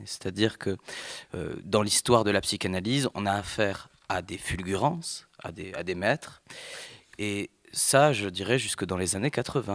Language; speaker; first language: French; native; French